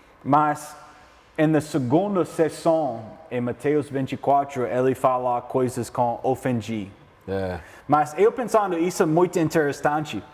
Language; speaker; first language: Portuguese; non-native, learner; English